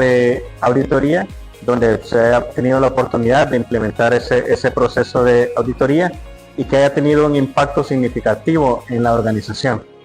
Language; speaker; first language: Spanish; native; Spanish